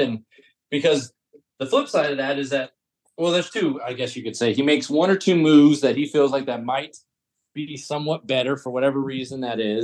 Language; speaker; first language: English; native; English